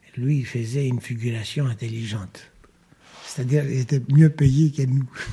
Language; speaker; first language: French; non-native, fluent; Greek